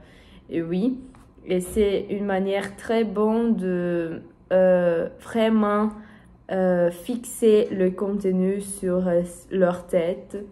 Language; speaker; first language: French; non-native, learner; Portuguese